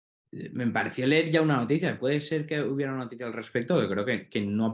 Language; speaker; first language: Spanish; native; Spanish